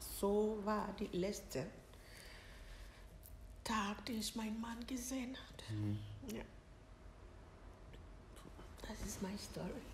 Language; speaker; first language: German; non-native, learner; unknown